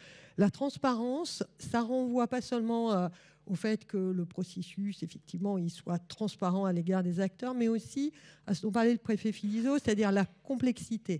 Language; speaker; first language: French; native; French